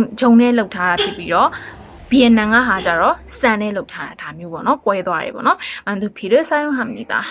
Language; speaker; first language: Korean; non-native, learner; Burmese